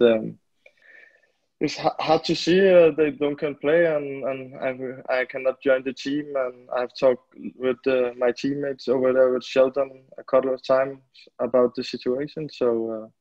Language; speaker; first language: English; non-native, fluent; Danish